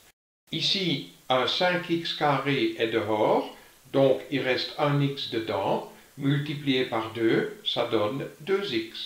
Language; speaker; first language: French; native; French